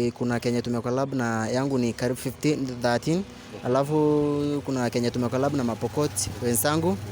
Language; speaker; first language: Swahili; non-native, local second language; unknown